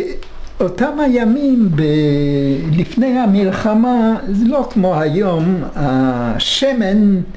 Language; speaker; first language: Hebrew; non-native, fluent; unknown